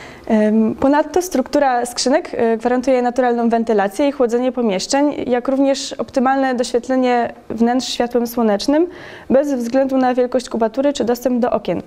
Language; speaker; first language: Polish; native; Polish